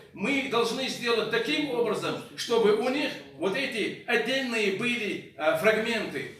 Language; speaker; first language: Russian; non-native, local second language; Chechen